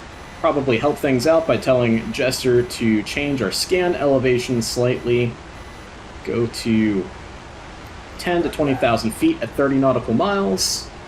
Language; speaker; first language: English; native; English